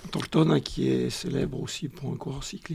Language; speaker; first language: French; native; French